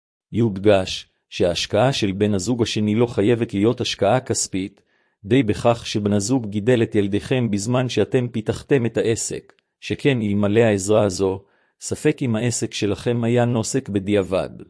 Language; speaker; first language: Hebrew; native; Hebrew